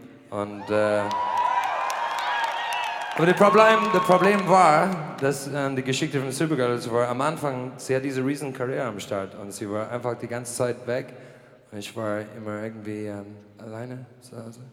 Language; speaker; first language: German; non-native, learner; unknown